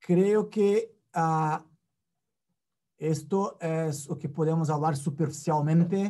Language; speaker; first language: Spanish; non-native, fluent; Portuguese